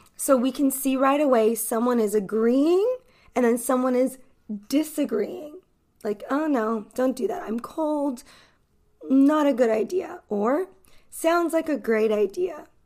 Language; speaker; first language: English; native; English